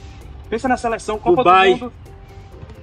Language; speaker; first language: Portuguese; native; Portuguese